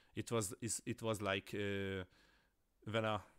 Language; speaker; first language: English; non-native, fluent; Hungarian